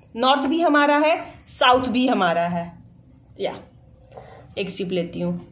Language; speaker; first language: Hindi; native; Hindi